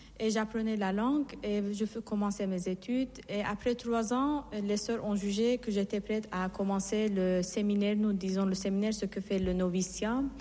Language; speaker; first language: French; non-native, fluent; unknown